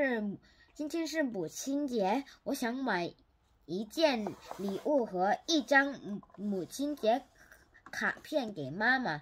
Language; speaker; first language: Chinese; non-native, learner; Korean